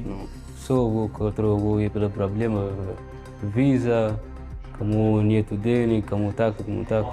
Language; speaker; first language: Russian; non-native, learner; Arabic